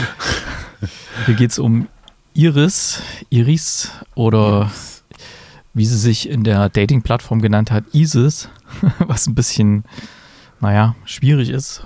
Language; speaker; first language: German; native; German